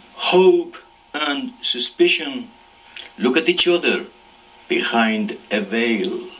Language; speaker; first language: English; non-native, fluent; Spanish